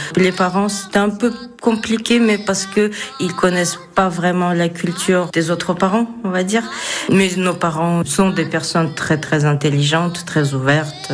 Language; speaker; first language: French; non-native, fluent; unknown